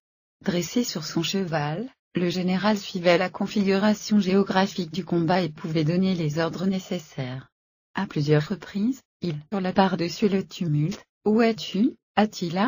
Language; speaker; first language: French; native; French